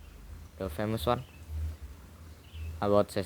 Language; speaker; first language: English; non-native, learner; Indonesian